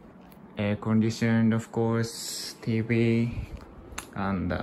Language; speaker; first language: English; non-native, learner; Japanese